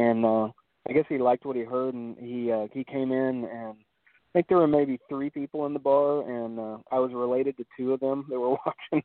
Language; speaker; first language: English; native; English